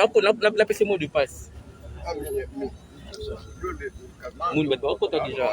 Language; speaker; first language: French; non-native, local second language; Lingala